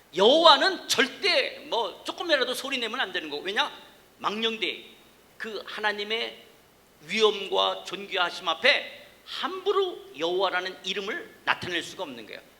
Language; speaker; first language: Korean; native; Korean